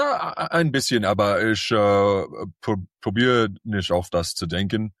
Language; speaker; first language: German; early bilingual, heritage; English